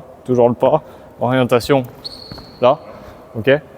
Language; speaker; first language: French; native; French